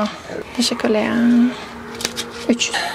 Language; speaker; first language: Turkish; non-native, learner; German